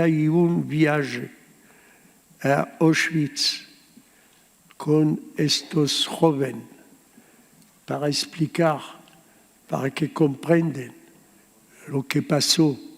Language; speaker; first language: Spanish; early bilingual, heritage; Ladino